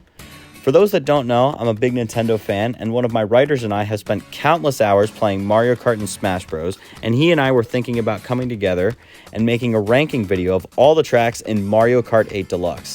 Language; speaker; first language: English; native; English